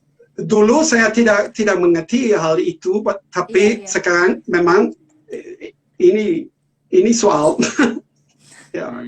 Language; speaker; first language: Indonesian; non-native, learner; German